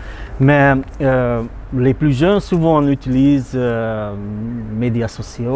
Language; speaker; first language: French; non-native, learner; Hungarian